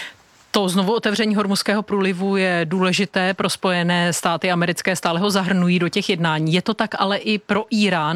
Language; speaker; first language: Czech; native; Czech